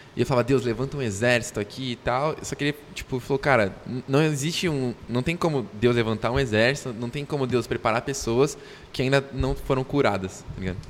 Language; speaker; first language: Portuguese; native; Portuguese